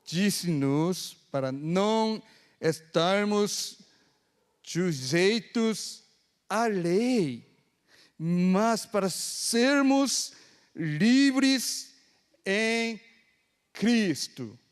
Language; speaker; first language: Portuguese; non-native, fluent; Korean